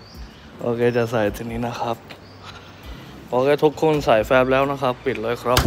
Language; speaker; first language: Thai; non-native, fluent; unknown